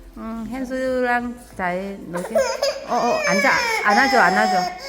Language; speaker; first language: Korean; non-native, learner; Vietnamese